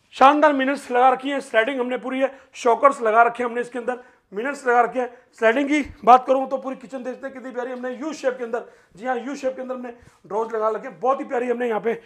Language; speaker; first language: Hindi; native; Hindi